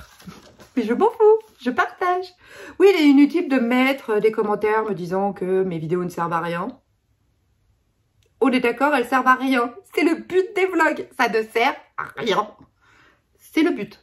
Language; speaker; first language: French; native; French